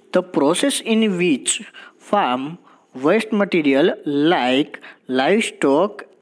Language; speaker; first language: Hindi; non-native, local second language; Gujarati